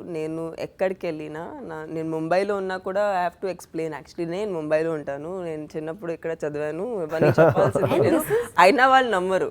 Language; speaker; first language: Telugu; non-native, fluent; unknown